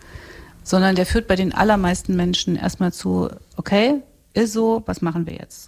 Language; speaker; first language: German; native; German